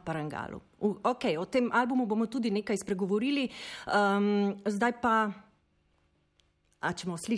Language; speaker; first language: Slovenian; native; Slovenian